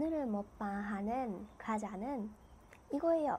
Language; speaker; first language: Korean; non-native, learner; Japanese